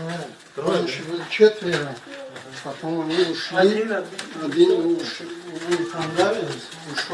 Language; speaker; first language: Russian; non-native, learner; Tajik